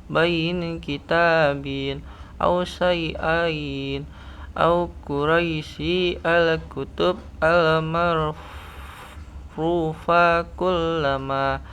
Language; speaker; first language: Arabic; non-native, learner; Indonesian